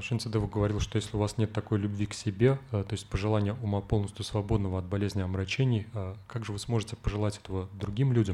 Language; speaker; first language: Russian; native; Russian